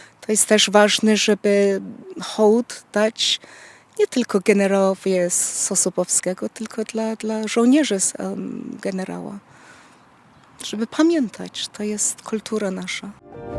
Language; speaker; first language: Polish; early bilingual, heritage; Polish